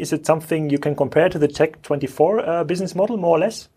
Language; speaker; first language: English; non-native, fluent; German